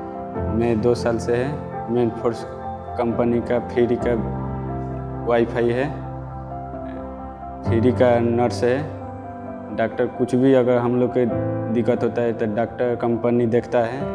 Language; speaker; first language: Hindi; non-native, local second language; Bhojpuri